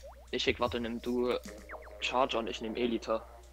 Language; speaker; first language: German; native; German